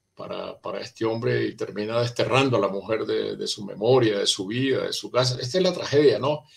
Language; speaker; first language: Spanish; native; Spanish